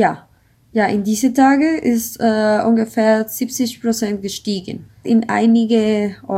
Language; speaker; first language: German; non-native, learner; Spanish